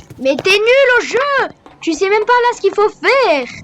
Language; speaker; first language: French; native; French